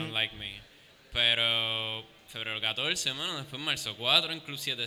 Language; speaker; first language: Spanish; early bilingual, heritage; Spanish